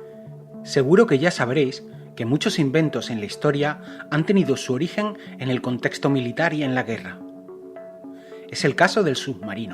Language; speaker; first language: Spanish; native; Spanish